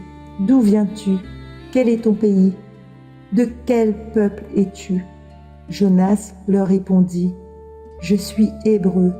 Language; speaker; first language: French; native; French